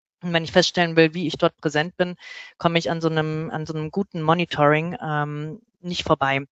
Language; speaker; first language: German; native; German